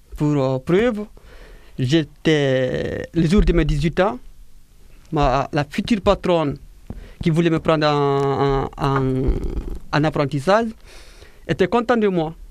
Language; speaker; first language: French; non-native, fluent; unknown